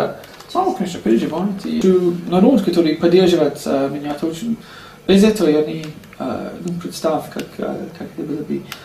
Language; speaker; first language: Russian; non-native, learner; English